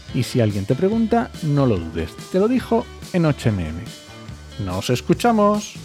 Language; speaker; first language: Spanish; native; Spanish